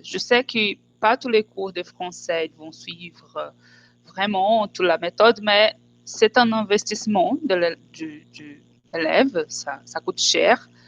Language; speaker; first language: French; non-native, fluent; Portuguese